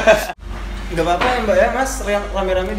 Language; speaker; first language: Indonesian; native; Indonesian